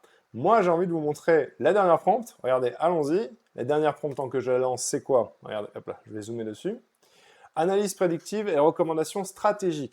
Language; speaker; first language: French; native; French